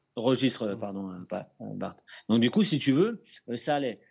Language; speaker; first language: French; native; French